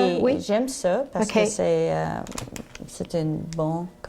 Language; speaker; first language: French; non-native, learner; English